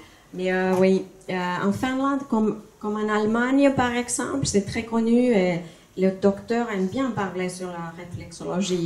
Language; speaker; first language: French; non-native, fluent; Finnish